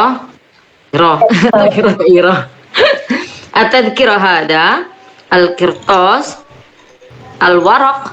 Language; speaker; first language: Arabic; non-native, fluent; Indonesian